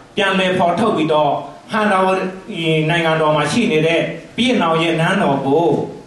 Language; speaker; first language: Burmese; non-native, local second language; Mon